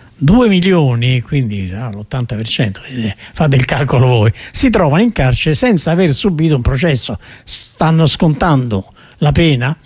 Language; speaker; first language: Italian; native; Italian